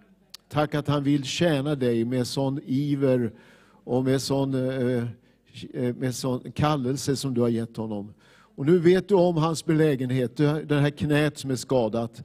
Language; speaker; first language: Swedish; native; Swedish